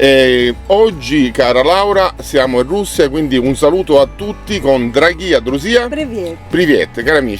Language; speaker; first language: Italian; native; Italian